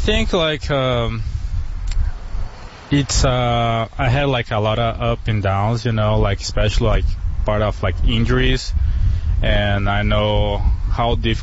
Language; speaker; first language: English; non-native, fluent; Portuguese